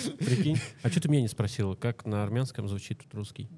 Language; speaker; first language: Russian; native; Russian